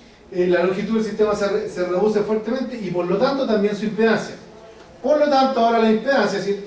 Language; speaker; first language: Spanish; native; Spanish